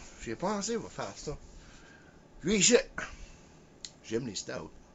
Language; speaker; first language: French; early bilingual, heritage; French